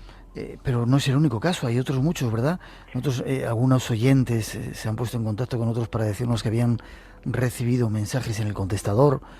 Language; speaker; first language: Spanish; native; Spanish